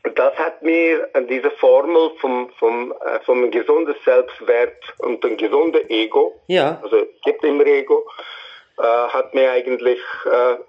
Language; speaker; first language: German; non-native, fluent; English